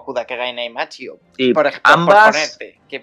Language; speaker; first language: Spanish; native; Spanish